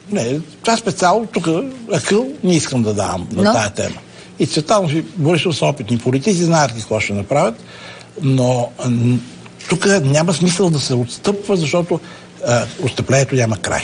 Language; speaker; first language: Bulgarian; native; Bulgarian